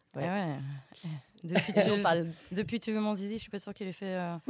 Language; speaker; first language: French; native; French